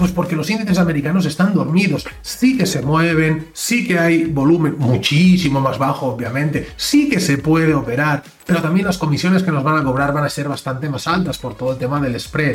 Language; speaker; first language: Spanish; native; Spanish